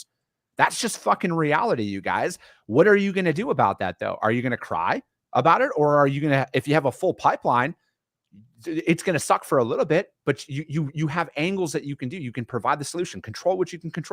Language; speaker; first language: English; native; English